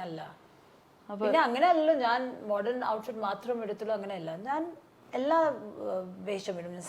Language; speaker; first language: Malayalam; non-native, local second language; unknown